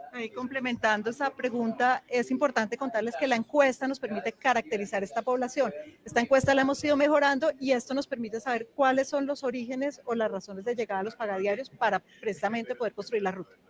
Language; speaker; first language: Spanish; native; Spanish